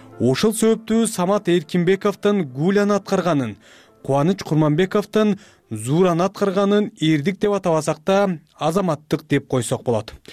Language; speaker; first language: Kyrgyz; native; Kyrgyz